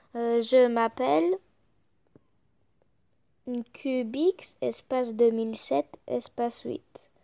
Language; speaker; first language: French; early bilingual, other home language; Polish